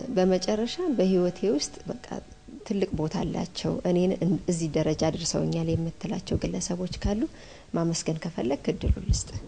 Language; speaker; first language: Amharic; native; Amharic